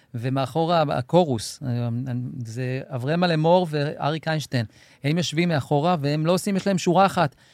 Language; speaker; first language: Hebrew; native; Hebrew